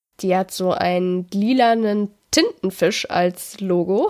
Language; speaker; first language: German; native; German